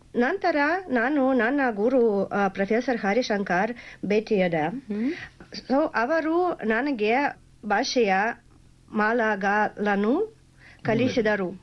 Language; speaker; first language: Kannada; non-native, learner; Russian